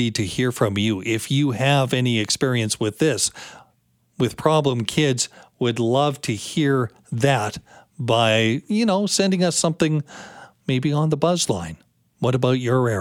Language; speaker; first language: English; native; English